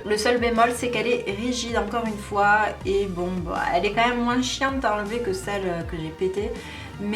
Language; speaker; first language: French; native; French